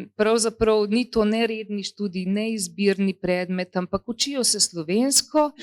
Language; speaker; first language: Slovenian; native; Slovenian